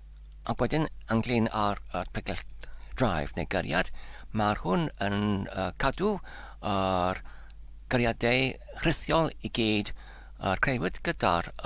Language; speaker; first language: Welsh; non-native, learner; Polish